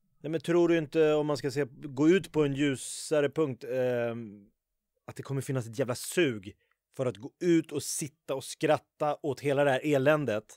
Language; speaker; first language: Swedish; native; Swedish